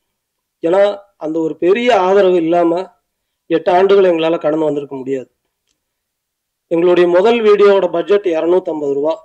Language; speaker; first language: Tamil; native; Tamil